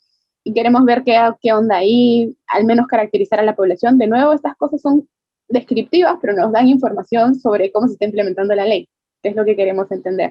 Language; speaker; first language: Spanish; native; Spanish